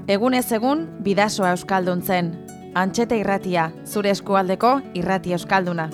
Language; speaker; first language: Basque; native; Basque